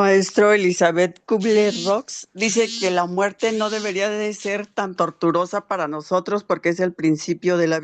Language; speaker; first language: Spanish; native; Spanish